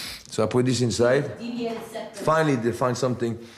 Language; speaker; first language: English; non-native, fluent; French